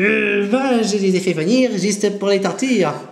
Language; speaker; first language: French; native; French